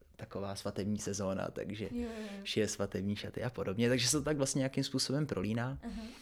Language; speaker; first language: Czech; native; Czech